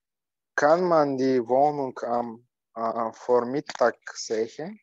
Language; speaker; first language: German; non-native, learner; Turkish